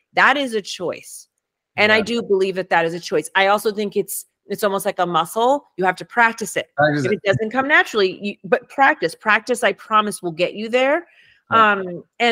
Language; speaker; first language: English; early bilingual, other home language; Spanish